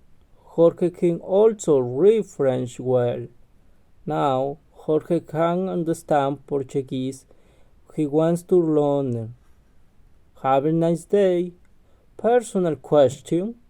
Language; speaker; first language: English; non-native, learner; Spanish